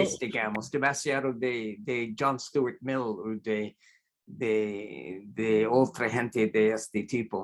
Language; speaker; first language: Spanish; non-native, fluent; English